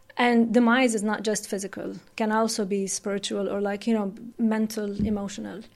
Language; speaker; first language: English; non-native, fluent; Arabic